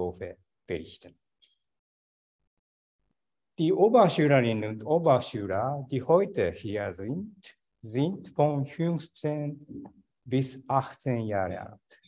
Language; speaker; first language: German; non-native, fluent; Japanese